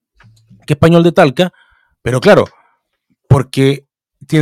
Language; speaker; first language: Spanish; native; Spanish